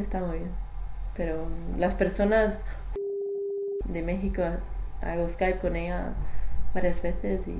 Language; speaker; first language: Spanish; non-native, fluent; English